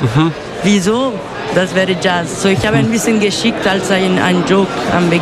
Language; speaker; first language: German; non-native, local second language; Italian